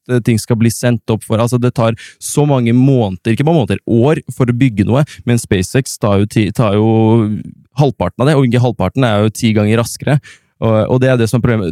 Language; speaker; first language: Norwegian; native; Norwegian